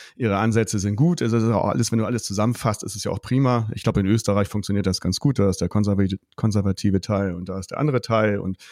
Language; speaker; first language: German; native; German